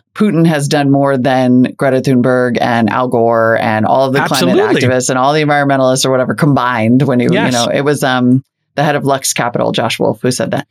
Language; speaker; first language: English; native; English